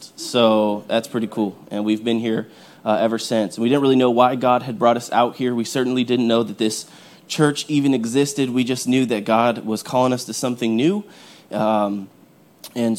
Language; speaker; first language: English; native; English